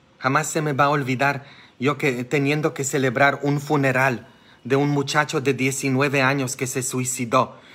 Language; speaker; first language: Spanish; non-native, fluent; Polish